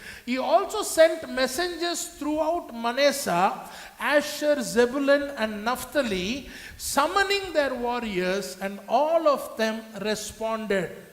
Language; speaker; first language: English; non-native, local second language; Tamil